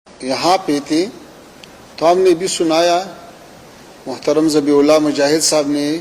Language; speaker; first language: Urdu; non-native, fluent; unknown